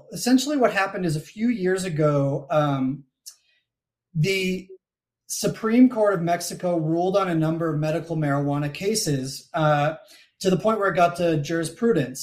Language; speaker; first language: English; native; English